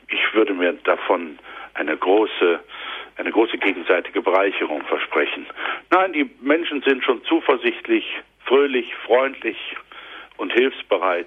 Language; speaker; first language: German; native; German